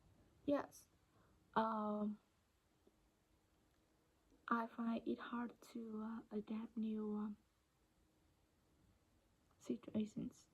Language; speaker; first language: English; non-native, learner; Vietnamese